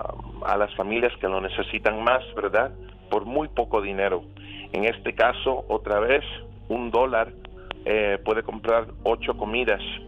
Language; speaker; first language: Spanish; early bilingual, other home language; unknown